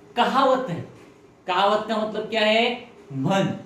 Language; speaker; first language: Hindi; non-native, local second language; Marathi